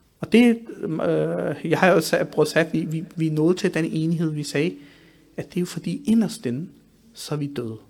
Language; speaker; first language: Danish; early bilingual, other home language; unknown